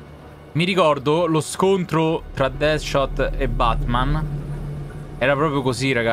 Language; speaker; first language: Italian; native; Italian